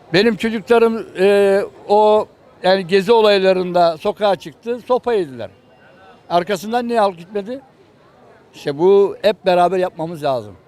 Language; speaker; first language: Turkish; native; Turkish